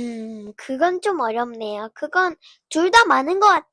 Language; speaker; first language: Korean; early bilingual, heritage; Korean